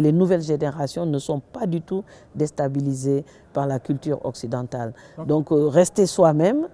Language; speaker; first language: French; non-native, local second language; Wolof